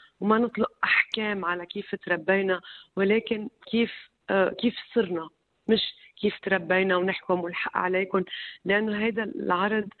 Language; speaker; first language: Arabic; native; Arabic